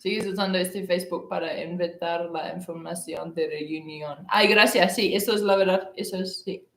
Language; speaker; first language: Spanish; non-native, learner; English